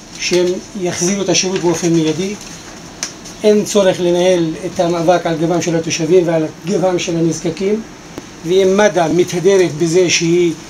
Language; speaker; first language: Hebrew; non-native, local second language; Arabic